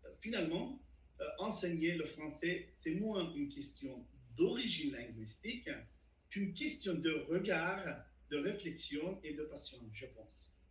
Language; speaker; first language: French; non-native, fluent; Turkish